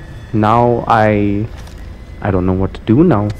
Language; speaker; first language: English; native; English